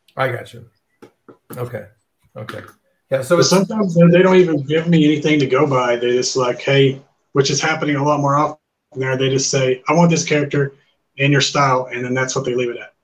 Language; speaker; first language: English; native; English